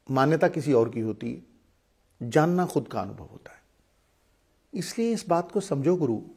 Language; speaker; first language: Hindi; non-native, local second language; Punjabi